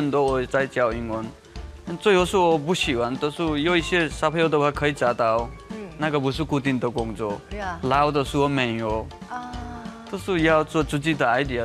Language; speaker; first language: Chinese; non-native, learner; Nepali